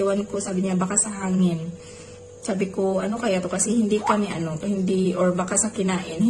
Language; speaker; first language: Filipino; non-native, local second language; Cebuano